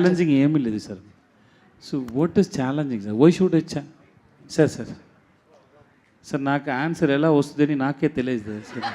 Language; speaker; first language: Telugu; non-native, learner; Tamil